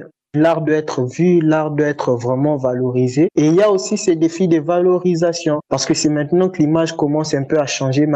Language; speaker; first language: French; non-native, local second language; Lingala